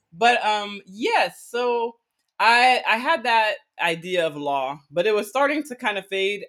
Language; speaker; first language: English; early bilingual, other home language; Akan